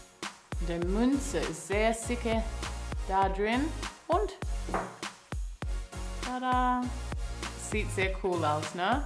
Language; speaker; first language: German; non-native, learner; English